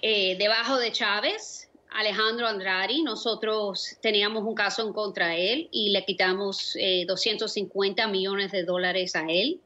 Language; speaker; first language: Spanish; early bilingual, other home language; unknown